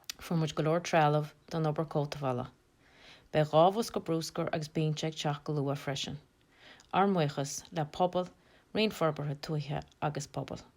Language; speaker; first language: Irish; native; Irish